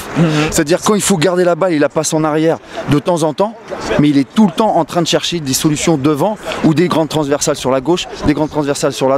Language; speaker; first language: French; native; French